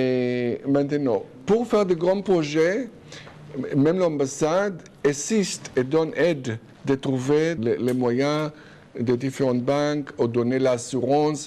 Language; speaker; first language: French; non-native, fluent; Hebrew